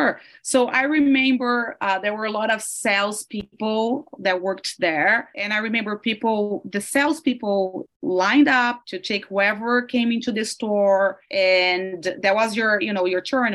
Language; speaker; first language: English; non-native, fluent; Portuguese